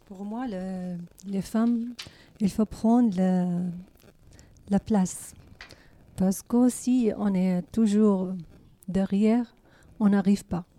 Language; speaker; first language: French; non-native, learner; Arabic